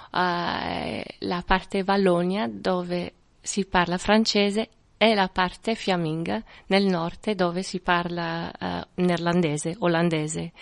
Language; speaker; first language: Italian; non-native, fluent; French